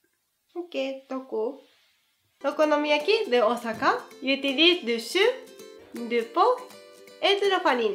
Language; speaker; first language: French; non-native, fluent; Japanese